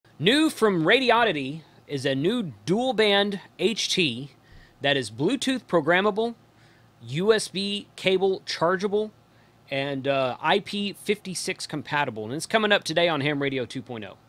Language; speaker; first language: English; native; English